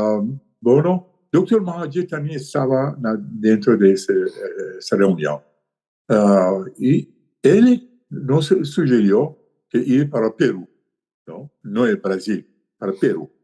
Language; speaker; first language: Portuguese; non-native, learner; Persian